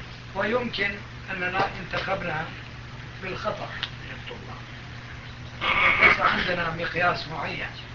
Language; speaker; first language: Arabic; non-native, fluent; Turkish